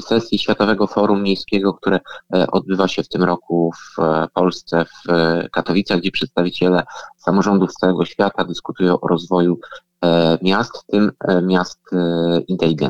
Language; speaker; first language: Polish; native; Polish